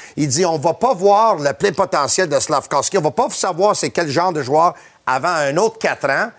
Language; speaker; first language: French; native; French